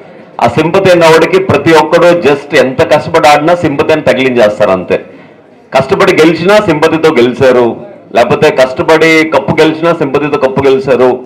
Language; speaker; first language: Telugu; native; Telugu